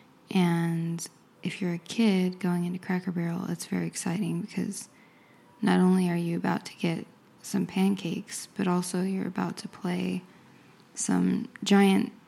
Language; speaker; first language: English; native; English